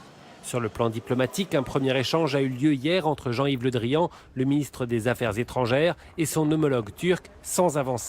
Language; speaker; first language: French; native; French